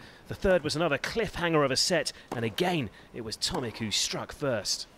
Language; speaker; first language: English; native; English